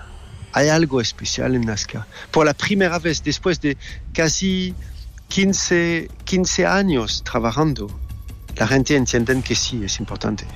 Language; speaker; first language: Spanish; non-native, learner; French